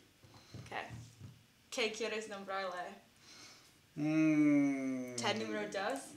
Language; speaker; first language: Spanish; non-native, learner; English